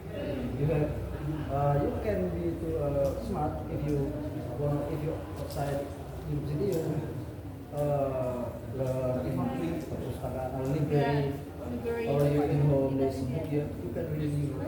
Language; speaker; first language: English; non-native, learner; Indonesian